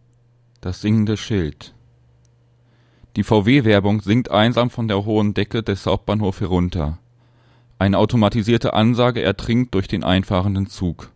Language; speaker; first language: German; native; German